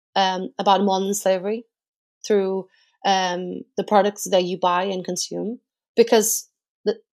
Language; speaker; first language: English; non-native, fluent; Portuguese